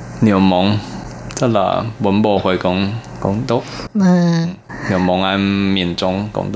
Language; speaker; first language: Vietnamese; non-native, learner; Chinese